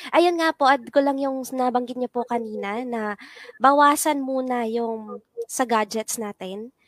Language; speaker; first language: Filipino; non-native, local second language; Pampanga